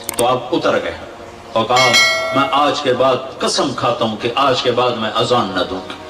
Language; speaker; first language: Urdu; non-native, local second language; Punjabi